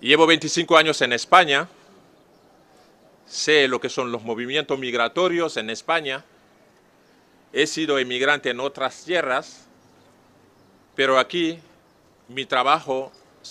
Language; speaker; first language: Spanish; non-native, fluent; Serer